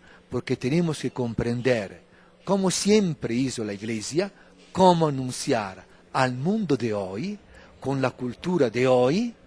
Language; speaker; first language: Spanish; non-native, fluent; Italian